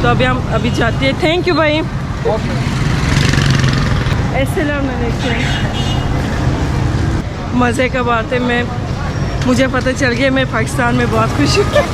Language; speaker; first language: Hindi; non-native, learner; Turkish